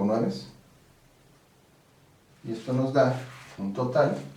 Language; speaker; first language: Spanish; native; Spanish